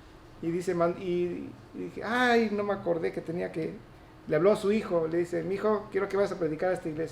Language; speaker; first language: Spanish; native; Spanish